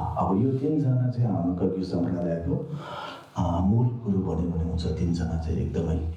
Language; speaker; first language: Nepali; non-native, local second language; Tibetan